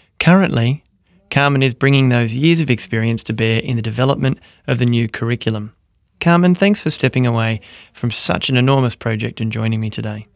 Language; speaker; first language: English; native; English